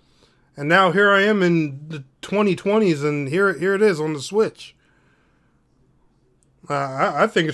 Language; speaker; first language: English; native; English